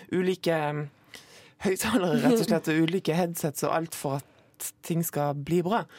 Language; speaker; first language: Norwegian; native; Norwegian